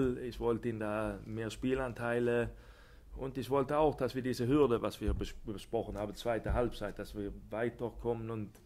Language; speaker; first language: German; non-native, fluent; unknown